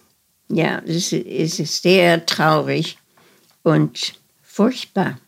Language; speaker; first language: German; early bilingual, heritage; German